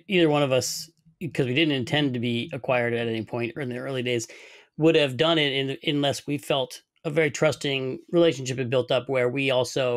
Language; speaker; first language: English; native; English